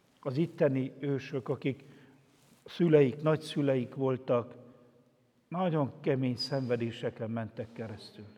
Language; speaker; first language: Hungarian; native; Hungarian